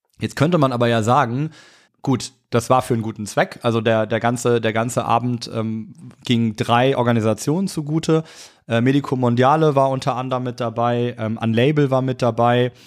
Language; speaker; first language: German; native; German